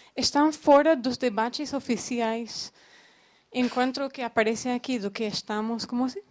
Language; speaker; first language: Portuguese; non-native, fluent; English